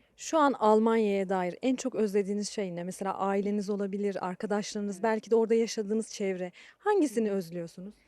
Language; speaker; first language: Turkish; native; Turkish